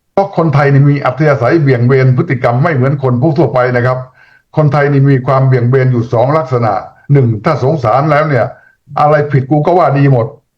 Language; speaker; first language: Thai; native; Thai